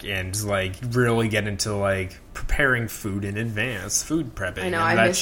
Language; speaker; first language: English; native; English